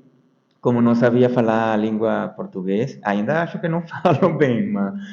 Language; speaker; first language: Portuguese; non-native, fluent; Spanish